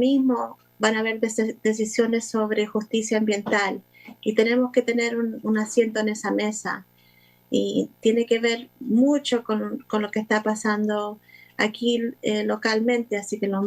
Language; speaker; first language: Spanish; early bilingual, other home language; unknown